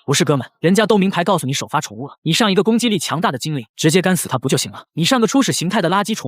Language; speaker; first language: Chinese; native; Chinese